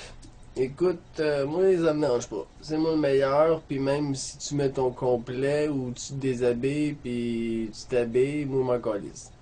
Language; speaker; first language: French; native; French